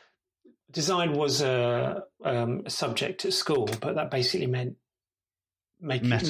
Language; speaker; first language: English; native; English